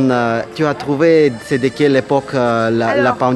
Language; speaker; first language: French; non-native, learner; Russian